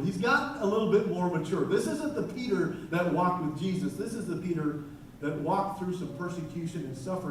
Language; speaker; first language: English; native; English